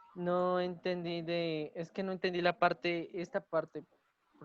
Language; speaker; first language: Spanish; native; Spanish